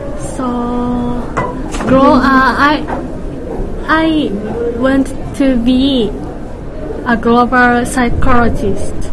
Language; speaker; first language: English; non-native, learner; Japanese